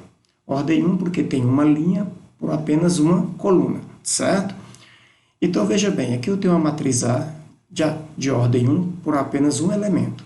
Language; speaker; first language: Portuguese; native; Portuguese